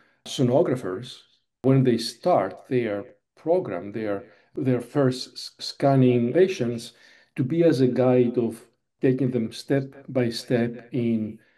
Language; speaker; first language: English; non-native, fluent; Greek